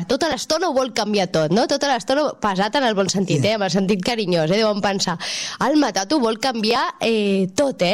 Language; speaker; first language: Catalan; native; Catalan